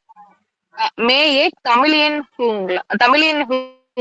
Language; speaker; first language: Hindi; non-native, learner; Tamil